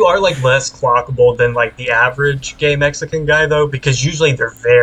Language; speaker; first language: English; native; English